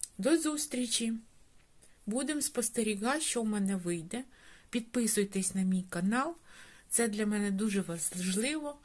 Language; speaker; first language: Ukrainian; non-native, local second language; Russian